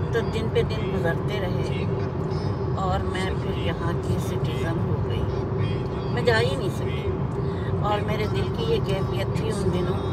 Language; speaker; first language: Urdu; native; Urdu